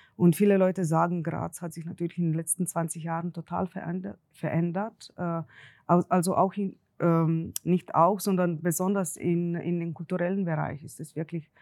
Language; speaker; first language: German; non-native, fluent; Slovenian